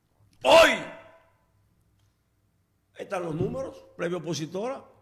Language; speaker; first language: Spanish; native; Spanish